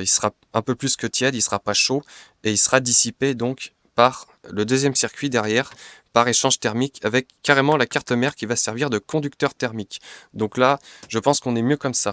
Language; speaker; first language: French; native; French